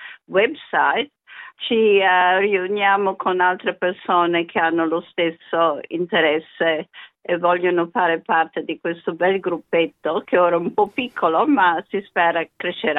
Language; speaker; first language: Italian; early bilingual, other home language; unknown